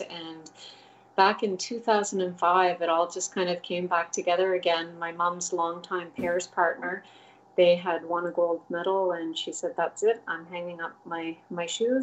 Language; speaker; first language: English; native; English